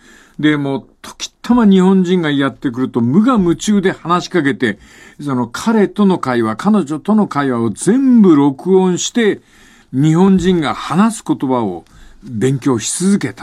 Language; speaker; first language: Japanese; native; Japanese